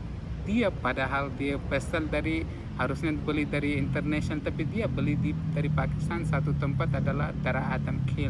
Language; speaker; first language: Indonesian; non-native, fluent; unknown